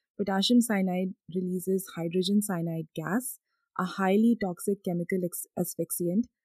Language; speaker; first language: English; non-native, local second language; Hindi